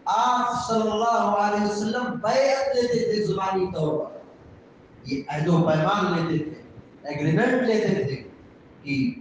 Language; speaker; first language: Urdu; native; Urdu